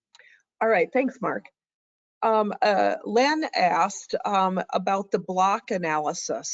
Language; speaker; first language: English; native; English